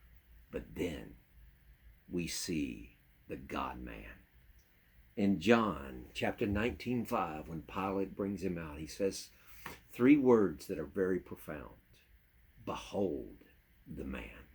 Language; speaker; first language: English; native; English